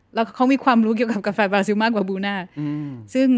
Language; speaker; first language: Thai; non-native, fluent; Portuguese